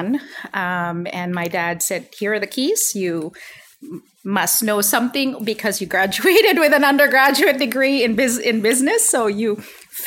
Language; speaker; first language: English; non-native, local second language; Filipino